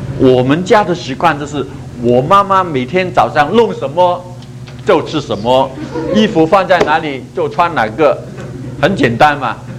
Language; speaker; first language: Chinese; non-native, local second language; Cantonese